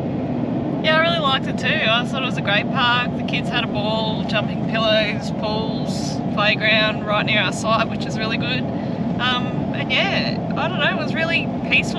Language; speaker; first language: English; native; English